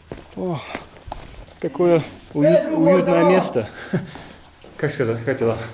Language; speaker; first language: Russian; non-native, fluent; English